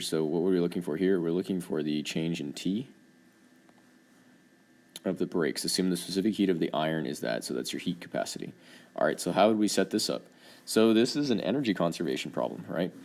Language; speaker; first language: English; native; English